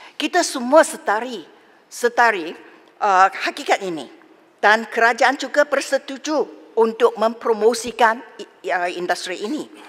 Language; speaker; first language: Malay; non-native, local second language; Chinese